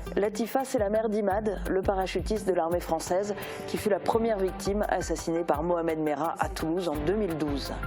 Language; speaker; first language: French; native; French